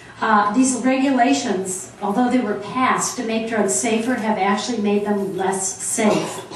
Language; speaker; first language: English; native; English